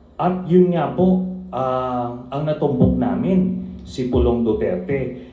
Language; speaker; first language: Filipino; native; Filipino